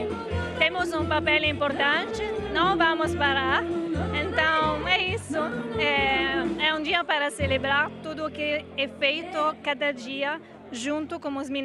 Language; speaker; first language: Portuguese; non-native, fluent; Italian